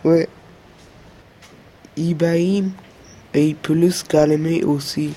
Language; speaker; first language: French; early bilingual, other home language; Chinese